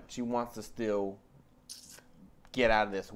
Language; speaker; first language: English; native; English